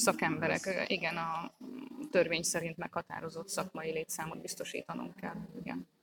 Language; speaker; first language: Hungarian; native; Hungarian